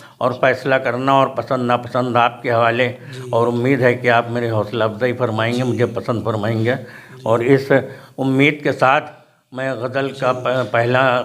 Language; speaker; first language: Urdu; native; Urdu